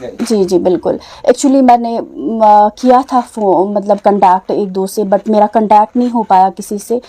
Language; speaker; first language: Urdu; non-native, local second language; Kashmiri